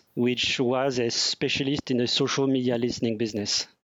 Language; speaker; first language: English; non-native, fluent; French